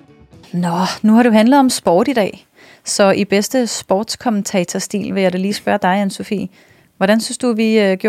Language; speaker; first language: Danish; native; Danish